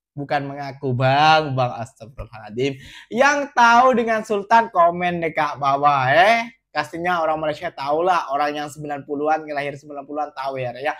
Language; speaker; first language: Indonesian; native; Indonesian